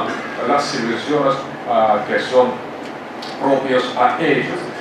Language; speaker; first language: Spanish; non-native, fluent; Russian